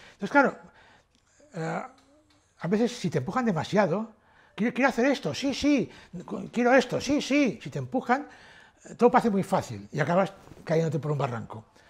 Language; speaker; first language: Spanish; native; Spanish